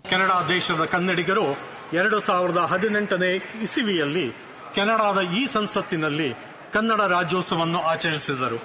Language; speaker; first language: Kannada; native; Kannada